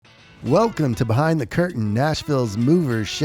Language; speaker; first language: English; native; English